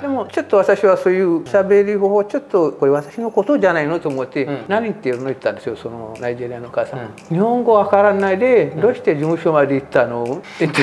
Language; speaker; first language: Japanese; non-native, fluent; Amharic